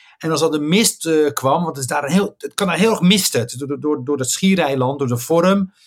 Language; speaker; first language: Dutch; early bilingual, other home language; Riffian